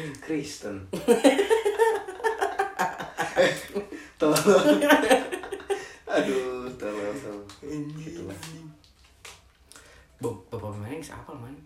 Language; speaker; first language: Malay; non-native, local second language; Sundanese